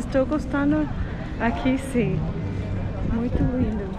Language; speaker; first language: Portuguese; non-native, fluent; English